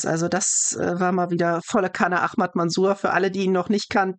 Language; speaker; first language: German; native; German